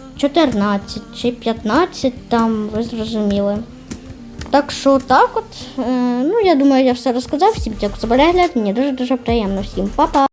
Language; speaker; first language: Ukrainian; non-native, local second language; Russian